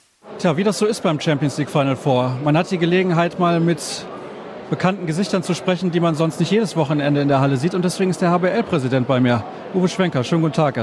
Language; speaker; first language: German; native; German